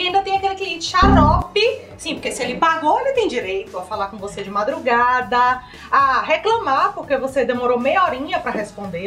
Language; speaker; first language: Portuguese; native; Portuguese